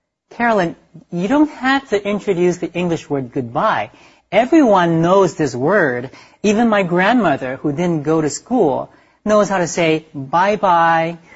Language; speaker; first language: English; non-native, fluent; Chinese